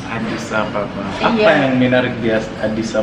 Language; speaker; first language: Indonesian; non-native, fluent; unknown